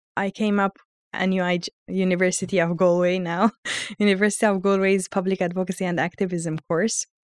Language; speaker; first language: English; early bilingual, heritage; Armenian